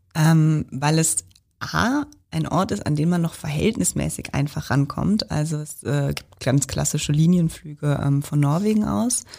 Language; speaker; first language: German; native; German